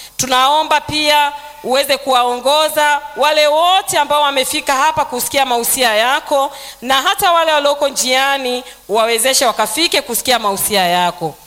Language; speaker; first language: Swahili; native; Swahili